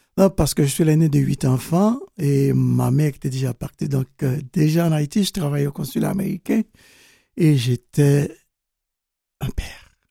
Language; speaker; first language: French; non-native, local second language; Haitian Creole